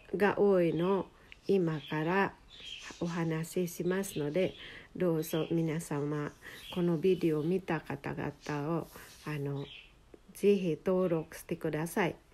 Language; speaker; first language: Japanese; non-native, fluent; Filipino